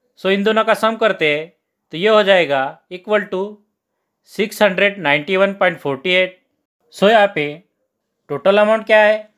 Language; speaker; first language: Hindi; non-native, local second language; Marathi